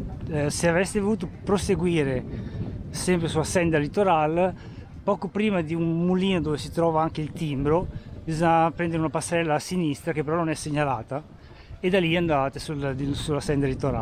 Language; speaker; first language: Italian; native; Italian